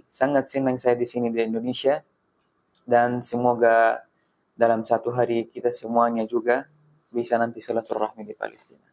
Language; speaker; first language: Indonesian; non-native, fluent; Arabic